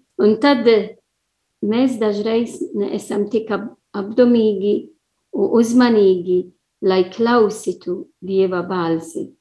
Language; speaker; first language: Latvian; non-native, learner; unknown